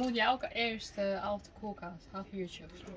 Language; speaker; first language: Dutch; non-native, learner; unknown